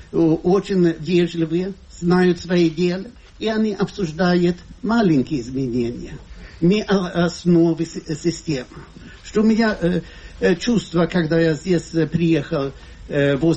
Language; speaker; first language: Russian; non-native, fluent; Swedish